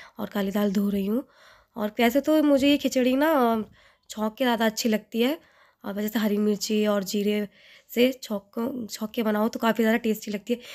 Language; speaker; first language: Hindi; native; Hindi